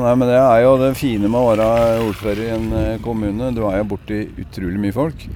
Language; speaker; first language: Norwegian; native; Norwegian